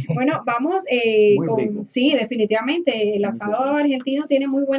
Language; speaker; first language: Spanish; native; Spanish